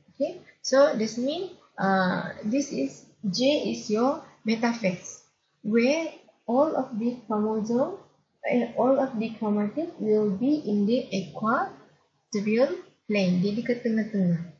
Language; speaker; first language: English; non-native, local second language; Malay